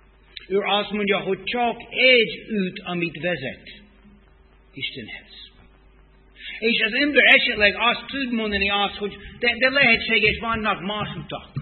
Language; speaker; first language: Hungarian; non-native, fluent; English